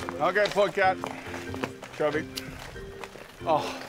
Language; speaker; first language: Swedish; native; Swedish